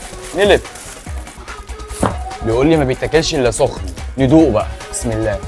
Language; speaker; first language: Arabic; native; Arabic